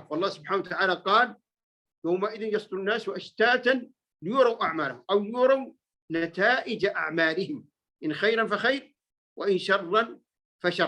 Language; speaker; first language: Arabic; native; Arabic